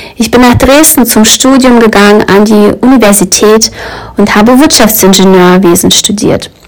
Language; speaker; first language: German; early bilingual, other home language; Russian